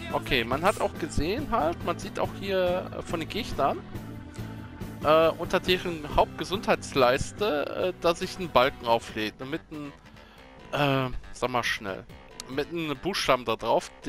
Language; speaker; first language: German; native; German